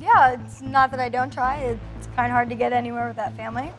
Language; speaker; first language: English; native; English